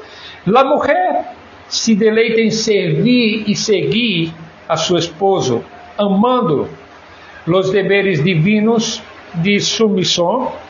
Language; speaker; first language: Spanish; non-native, fluent; Portuguese